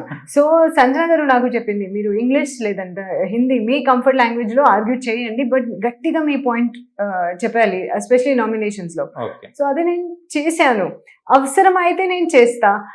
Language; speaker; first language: Telugu; non-native, local second language; Hindi